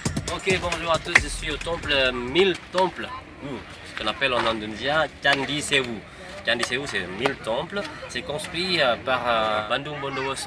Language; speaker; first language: French; non-native, fluent; Indonesian